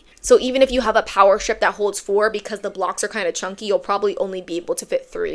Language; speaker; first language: English; native; English